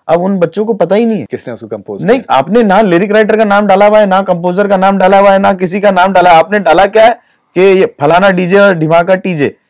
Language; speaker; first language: Hindi; native; Hindi